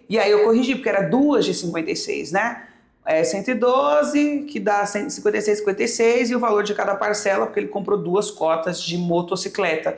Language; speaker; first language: Portuguese; native; Portuguese